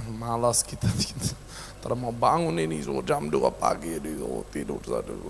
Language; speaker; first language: Indonesian; non-native, local second language; English